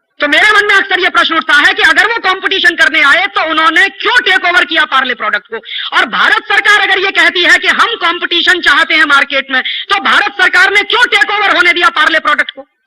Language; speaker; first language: Hindi; native; Hindi